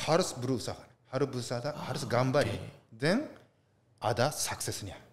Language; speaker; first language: Indonesian; non-native, learner; Japanese